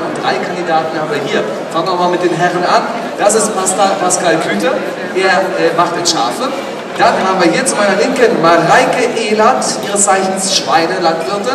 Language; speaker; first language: German; native; German